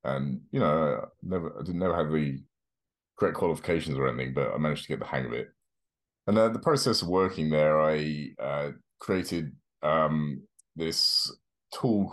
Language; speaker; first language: English; native; English